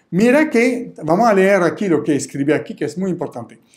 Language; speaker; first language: Spanish; non-native, fluent; French